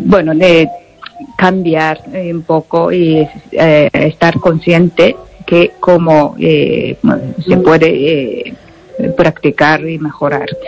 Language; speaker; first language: Spanish; non-native, learner; Japanese